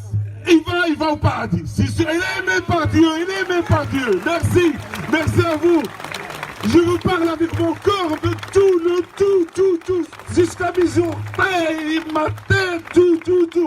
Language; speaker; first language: French; non-native, learner; Arabic